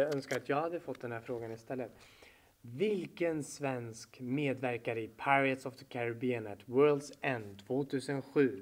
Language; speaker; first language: Swedish; native; Swedish